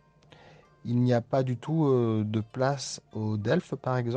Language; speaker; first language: French; native; French